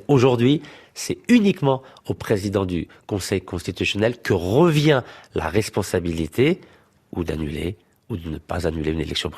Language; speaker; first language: French; native; French